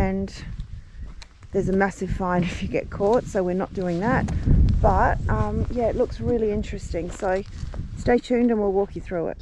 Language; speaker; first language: English; native; English